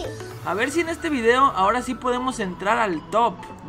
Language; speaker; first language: Spanish; native; Spanish